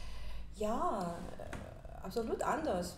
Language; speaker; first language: German; non-native, fluent; Korean